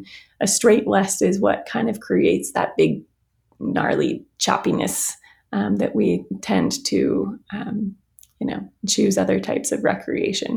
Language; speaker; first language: English; native; English